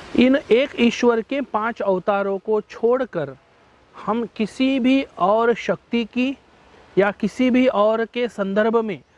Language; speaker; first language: Hindi; non-native, local second language; Marathi